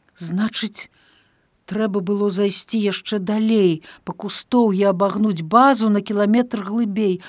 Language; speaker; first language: Belarusian; native; Belarusian